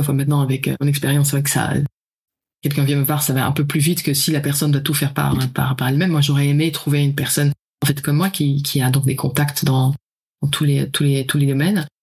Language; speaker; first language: French; non-native, fluent; Dutch